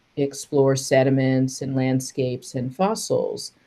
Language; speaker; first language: English; native; English